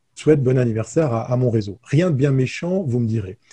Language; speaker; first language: French; native; French